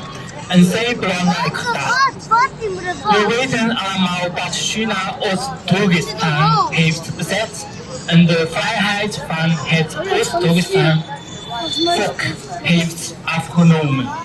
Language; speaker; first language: Dutch; non-native, learner; Cantonese